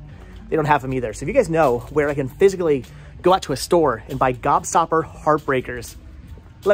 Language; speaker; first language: English; native; English